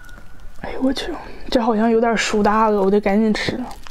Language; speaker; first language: Chinese; native; Chinese